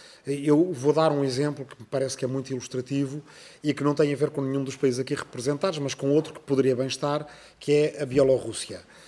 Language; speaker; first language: Portuguese; native; Portuguese